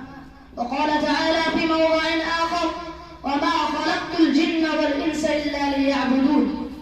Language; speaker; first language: Arabic; non-native, fluent; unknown